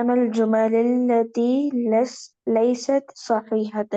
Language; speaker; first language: Arabic; non-native, learner; Urdu